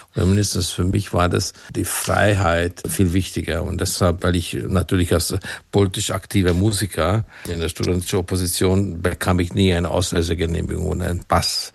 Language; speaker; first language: German; non-native, fluent; Hungarian